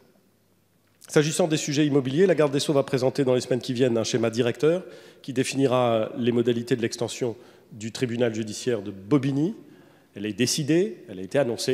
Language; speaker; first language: French; native; French